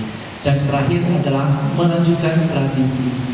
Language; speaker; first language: Indonesian; native; Indonesian